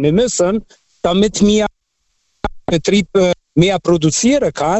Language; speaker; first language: German; non-native, local second language; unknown